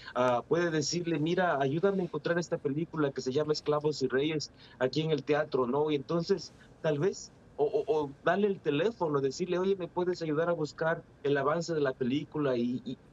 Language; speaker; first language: Spanish; native; Spanish